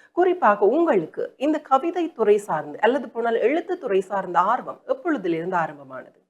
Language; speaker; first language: Tamil; native; Tamil